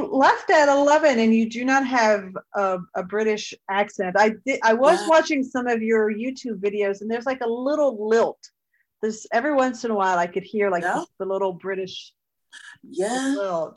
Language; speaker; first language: English; native; English